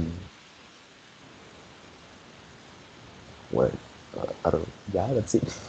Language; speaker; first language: English; non-native, fluent; Spanish